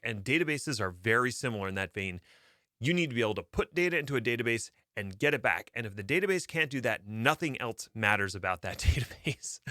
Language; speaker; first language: English; native; English